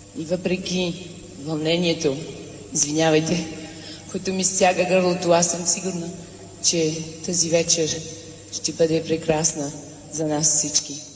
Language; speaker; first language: Bulgarian; early bilingual, heritage; Bulgarian